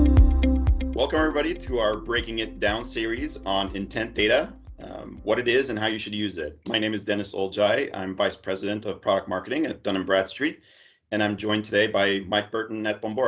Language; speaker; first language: English; native; English